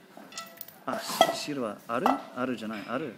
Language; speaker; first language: Japanese; non-native, learner; English